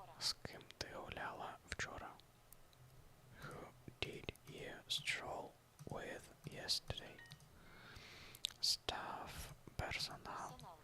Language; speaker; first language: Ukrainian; non-native, learner; Russian